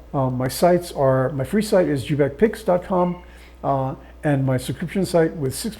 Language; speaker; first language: English; native; English